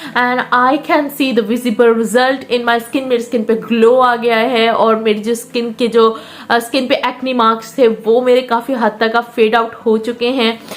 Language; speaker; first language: Urdu; native; Urdu